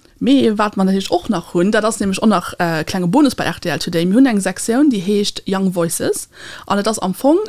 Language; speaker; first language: Luxembourgish; native; Luxembourgish